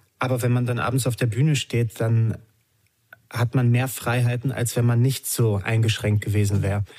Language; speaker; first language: German; early bilingual, other home language; Romanian